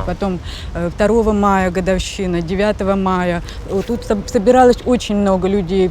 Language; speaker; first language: Russian; native; Russian